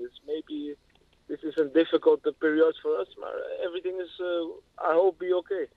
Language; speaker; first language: English; non-native, learner; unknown